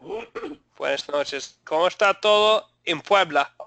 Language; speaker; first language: Spanish; non-native, fluent; English